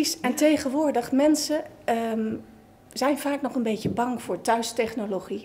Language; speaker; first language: Dutch; native; Dutch